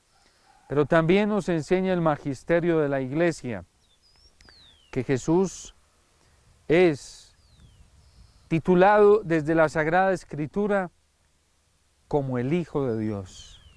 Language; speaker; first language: Spanish; native; Spanish